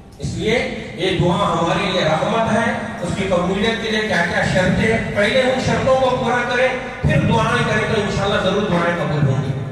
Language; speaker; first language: Urdu; non-native, local second language; Konkani